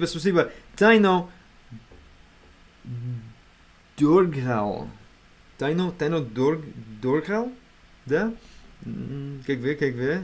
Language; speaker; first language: Russian; non-native, learner; English